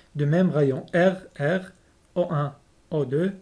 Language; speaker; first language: French; non-native, local second language; Arabic